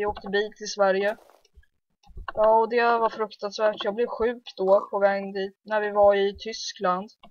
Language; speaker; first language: Swedish; early bilingual, heritage; Swedish